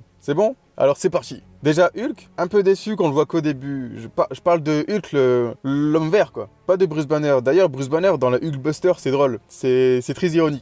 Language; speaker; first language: French; native; French